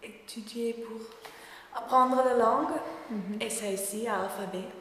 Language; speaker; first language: French; non-native, learner; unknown